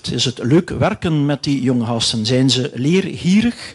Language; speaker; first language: Dutch; native; Dutch